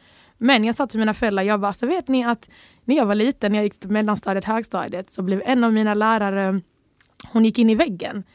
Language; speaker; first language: Swedish; early bilingual, other home language; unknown